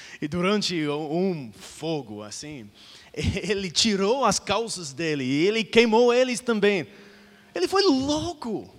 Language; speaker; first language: Portuguese; non-native, fluent; English